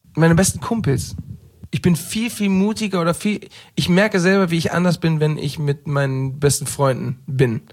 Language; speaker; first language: German; early bilingual, heritage; German